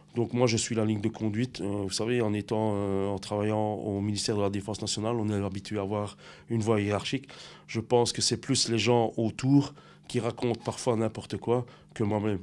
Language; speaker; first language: French; native; French